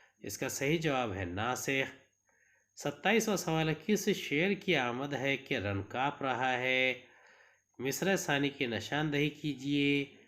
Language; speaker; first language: Urdu; native; Urdu